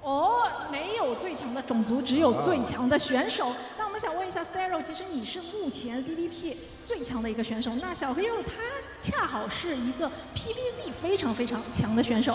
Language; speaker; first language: Chinese; native; Chinese